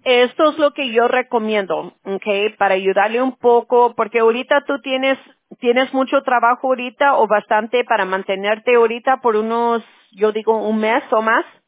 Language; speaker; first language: Spanish; early bilingual, heritage; Spanish